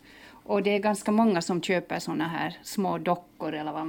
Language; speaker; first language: Swedish; non-native, fluent; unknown